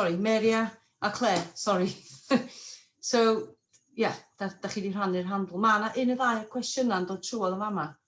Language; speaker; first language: Welsh; non-native, local second language; English